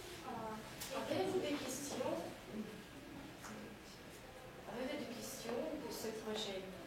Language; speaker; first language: French; non-native, learner; Russian